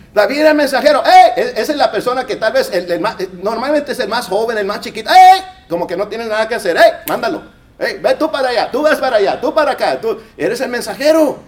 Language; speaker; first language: Spanish; early bilingual, heritage; Spanish